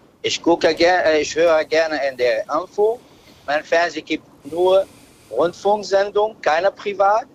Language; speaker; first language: German; non-native, learner; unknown